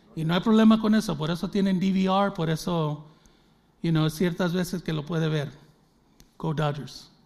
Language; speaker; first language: Spanish; early bilingual, heritage; Spanish